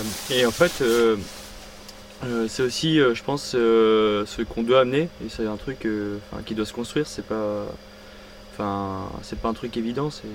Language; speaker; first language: French; native; French